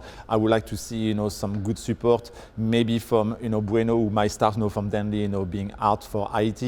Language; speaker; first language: English; non-native, fluent; French